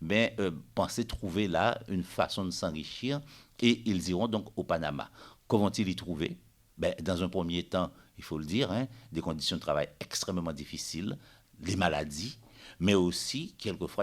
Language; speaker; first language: French; native; French